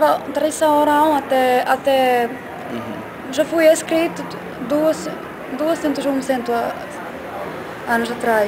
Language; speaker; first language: Portuguese; non-native, learner; Finnish